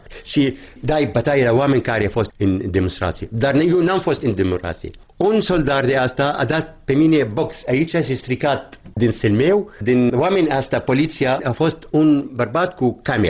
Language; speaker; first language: Romanian; non-native, learner; Arabic